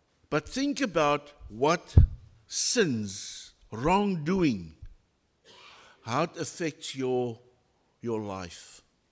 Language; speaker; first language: English; non-native, local second language; Afrikaans